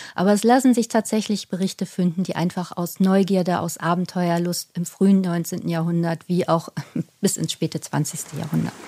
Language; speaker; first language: German; native; German